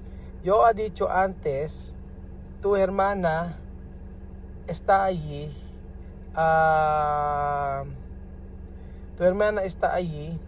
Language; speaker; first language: Spanish; non-native, learner; Filipino